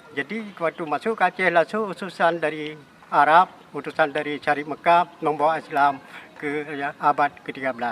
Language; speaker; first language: Malay; non-native, local second language; Achinese